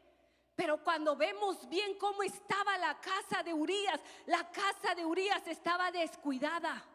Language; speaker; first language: Spanish; native; Spanish